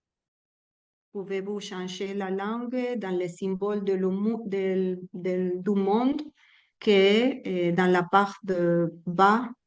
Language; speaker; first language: French; non-native, learner; Spanish